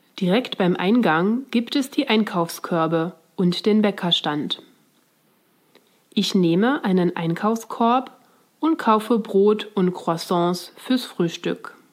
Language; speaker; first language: German; non-native, fluent; Swiss German